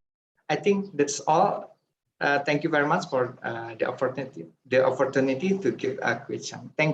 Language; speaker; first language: English; non-native, fluent; Indonesian